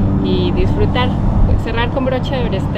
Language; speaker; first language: Spanish; native; Spanish